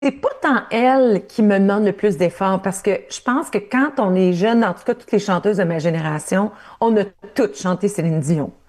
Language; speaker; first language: French; native; French